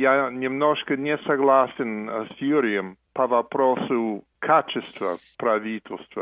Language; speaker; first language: Russian; non-native, fluent; English